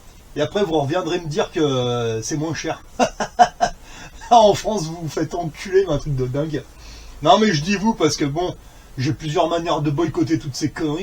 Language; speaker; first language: French; native; French